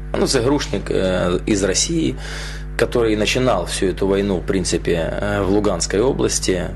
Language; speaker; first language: Ukrainian; non-native, local second language; Russian